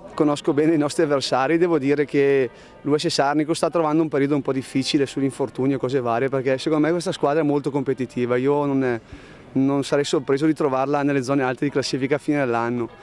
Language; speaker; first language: Italian; native; Italian